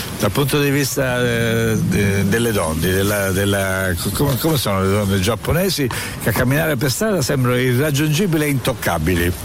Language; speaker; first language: Italian; native; Italian